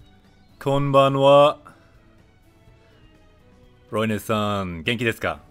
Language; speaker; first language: Japanese; non-native, fluent; English